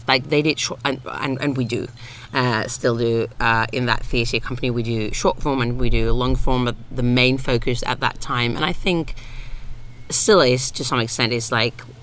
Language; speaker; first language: English; non-native, fluent; Finnish